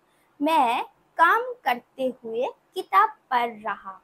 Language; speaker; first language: Hindi; non-native, local second language; Bangla